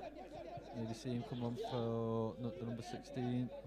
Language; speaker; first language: English; native; English